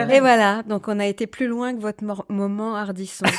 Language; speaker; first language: French; native; French